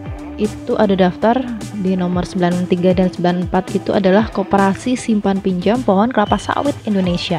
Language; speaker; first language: Indonesian; native; Indonesian